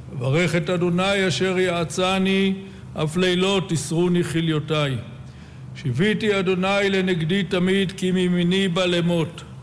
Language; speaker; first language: Hebrew; native; Hebrew